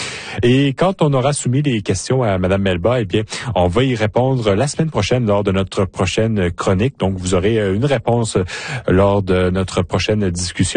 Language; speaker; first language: French; native; French